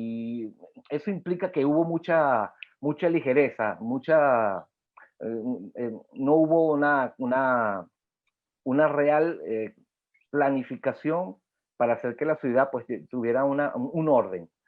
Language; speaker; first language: Spanish; native; Spanish